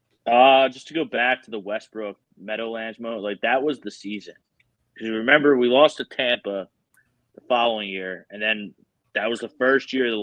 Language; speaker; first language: English; native; English